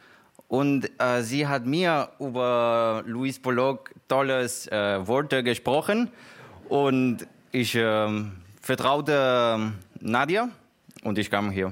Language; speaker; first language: German; non-native, learner; Spanish